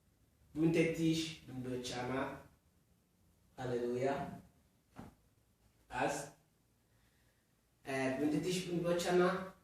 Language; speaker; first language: Hungarian; non-native, learner; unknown